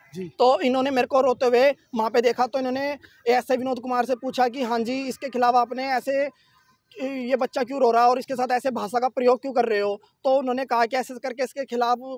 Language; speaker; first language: Hindi; native; Hindi